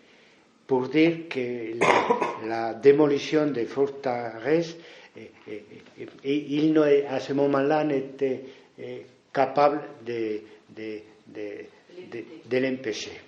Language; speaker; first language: French; non-native, fluent; Spanish